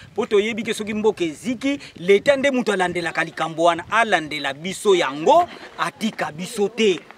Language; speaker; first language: Lingala; non-native, local second language; Kongo